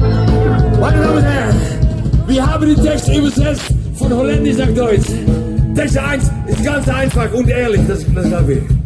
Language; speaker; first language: German; non-native, learner; Dutch